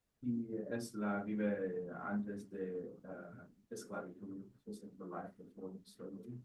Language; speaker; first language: Spanish; non-native, learner; English